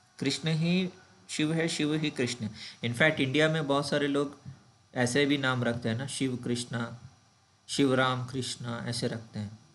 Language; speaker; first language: Hindi; non-native, local second language; Tamil